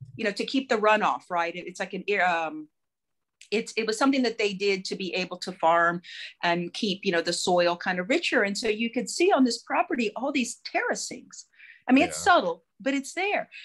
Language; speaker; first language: English; native; English